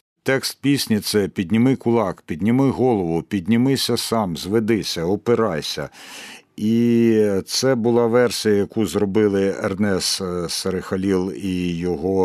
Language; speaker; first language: Ukrainian; native; Ukrainian